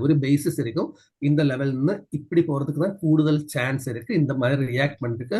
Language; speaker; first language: Tamil; non-native, learner; Malayalam